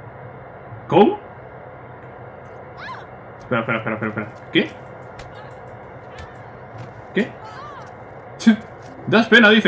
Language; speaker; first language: Spanish; native; Spanish